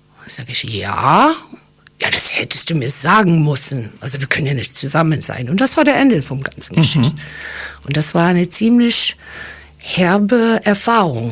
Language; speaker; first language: German; non-native, fluent; English